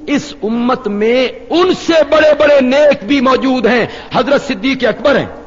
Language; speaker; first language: Urdu; non-native, local second language; Punjabi